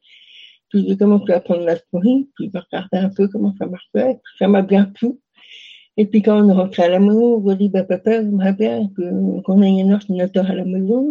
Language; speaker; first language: French; native; French